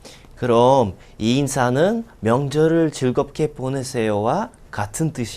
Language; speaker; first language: Korean; non-native, fluent; Russian